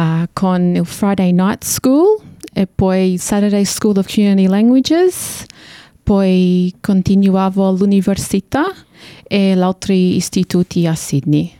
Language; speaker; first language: Italian; non-native, fluent; English